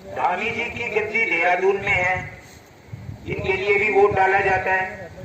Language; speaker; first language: Hindi; native; Hindi